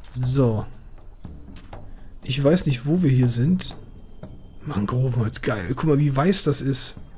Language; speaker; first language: German; native; German